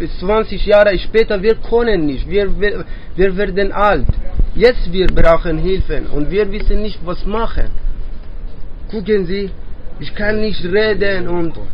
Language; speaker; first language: German; non-native, learner; Persian